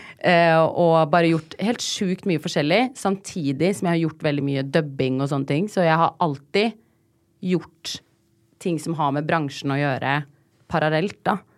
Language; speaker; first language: Norwegian; native; Norwegian